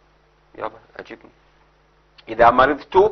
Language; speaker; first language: Arabic; native; Arabic